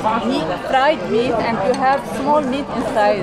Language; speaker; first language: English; non-native, learner; Arabic